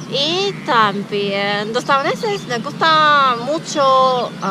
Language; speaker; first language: Spanish; non-native, learner; Chinese